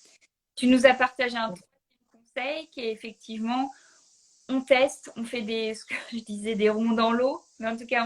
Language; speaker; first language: French; native; French